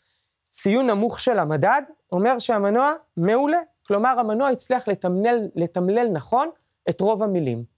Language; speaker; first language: Hebrew; native; Hebrew